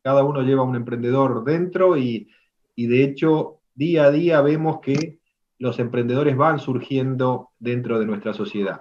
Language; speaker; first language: Spanish; native; Spanish